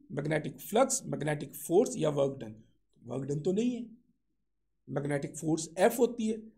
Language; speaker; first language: Urdu; non-native, local second language; Sindhi